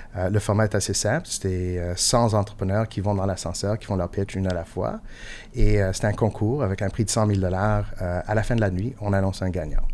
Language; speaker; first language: French; non-native, fluent; English